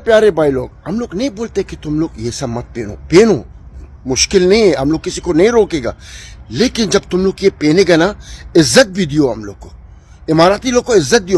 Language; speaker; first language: Hindi; non-native, fluent; Arabic